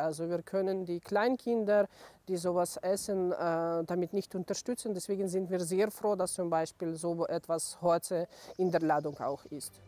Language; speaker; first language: German; non-native, fluent; Ukrainian